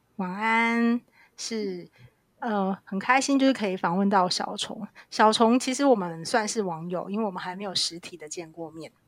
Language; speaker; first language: Chinese; native; Chinese